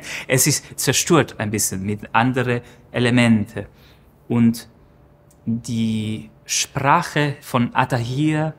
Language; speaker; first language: German; non-native, fluent; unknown